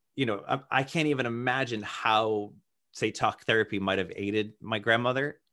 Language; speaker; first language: English; native; English